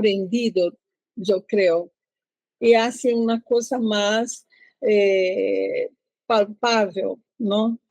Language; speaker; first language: Spanish; non-native, learner; Portuguese